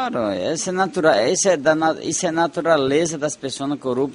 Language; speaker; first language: Spanish; non-native, fluent; Portuguese